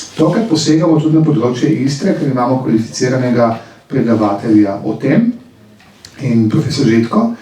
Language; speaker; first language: Slovenian; native; Slovenian